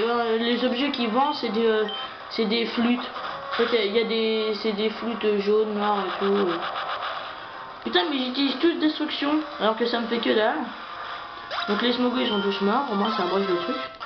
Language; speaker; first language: French; native; French